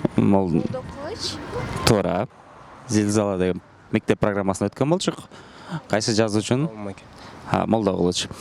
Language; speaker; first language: Kyrgyz; native; Kyrgyz